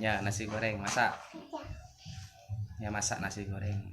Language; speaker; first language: Indonesian; non-native, local second language; Javanese